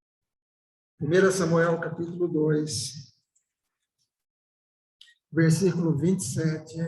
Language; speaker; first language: Portuguese; native; Portuguese